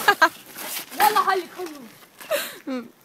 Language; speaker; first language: Danish; early bilingual, other home language; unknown